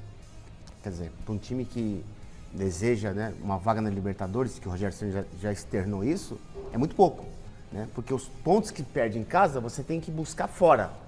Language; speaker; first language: Portuguese; native; Portuguese